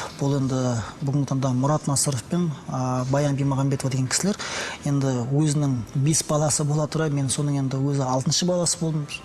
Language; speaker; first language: Kazakh; non-native, local second language; Russian